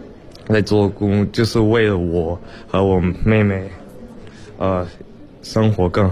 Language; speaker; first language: Chinese; early bilingual, heritage; Chinese